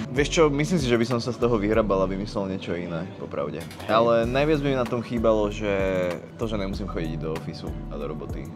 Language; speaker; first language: Slovak; early bilingual, other home language; Arabic